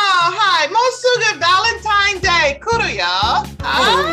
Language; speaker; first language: Japanese; non-native, learner; English